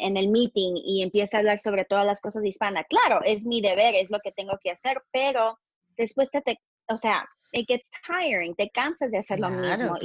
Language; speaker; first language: Spanish; early bilingual, heritage; Spanish